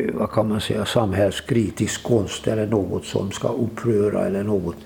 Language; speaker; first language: Swedish; non-native, fluent; Hungarian